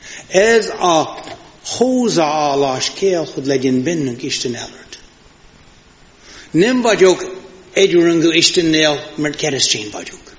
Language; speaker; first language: Hungarian; non-native, fluent; English